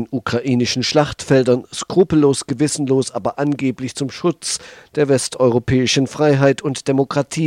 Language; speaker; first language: German; native; German